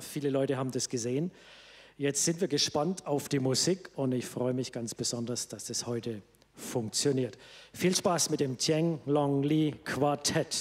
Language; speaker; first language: German; native; German